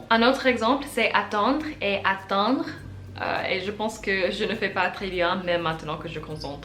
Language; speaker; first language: French; non-native, learner; English